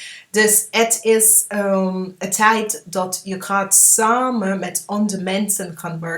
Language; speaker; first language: Dutch; non-native, fluent; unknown